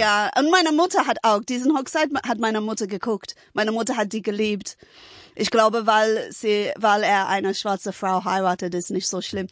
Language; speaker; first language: German; non-native, fluent; English